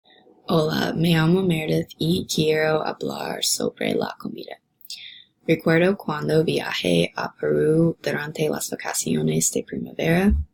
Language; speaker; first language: Spanish; non-native, learner; English